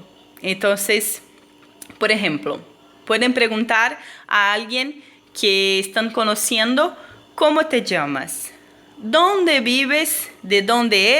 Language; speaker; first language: Spanish; non-native, fluent; Portuguese